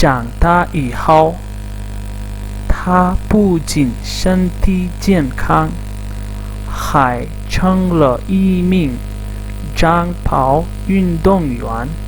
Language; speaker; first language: Chinese; non-native, fluent; Urdu